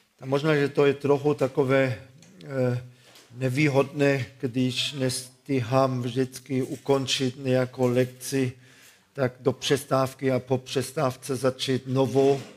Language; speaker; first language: Czech; non-native, fluent; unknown